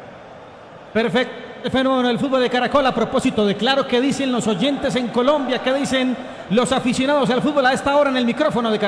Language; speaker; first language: Spanish; native; Spanish